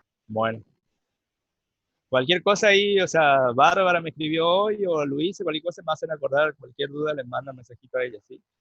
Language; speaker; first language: Spanish; native; Spanish